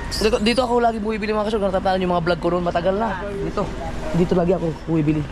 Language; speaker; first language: Filipino; non-native, local second language; Cebuano